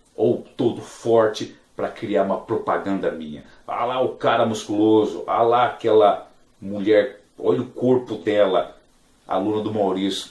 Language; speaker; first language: Portuguese; native; Portuguese